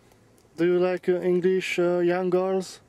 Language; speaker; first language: English; non-native, learner; Hungarian